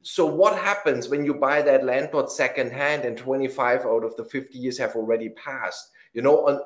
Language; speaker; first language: English; non-native, fluent; German